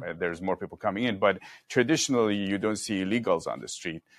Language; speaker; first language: English; non-native, fluent; Persian